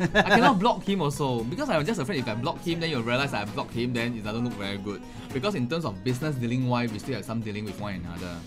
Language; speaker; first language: English; non-native, local second language; Chinese